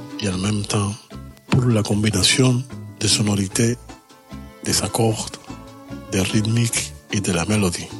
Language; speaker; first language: French; non-native, learner; Spanish